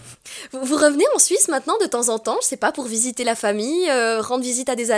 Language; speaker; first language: French; native; French